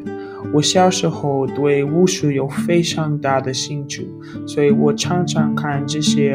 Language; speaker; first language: Chinese; non-native, learner; English